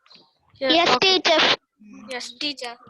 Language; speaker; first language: English; non-native, local second language; Sinhala